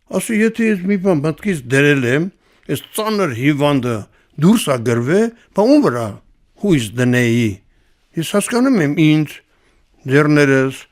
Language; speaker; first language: Armenian; native; Armenian